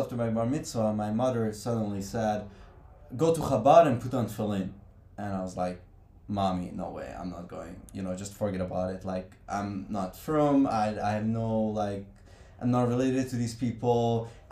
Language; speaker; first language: English; non-native, fluent; Hungarian